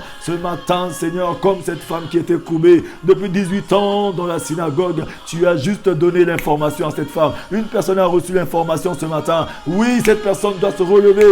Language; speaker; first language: French; non-native, local second language; Lingala